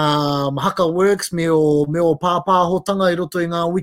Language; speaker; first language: Māori; non-native, local second language; English